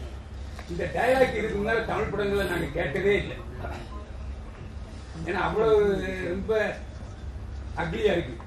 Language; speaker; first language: Tamil; native; Tamil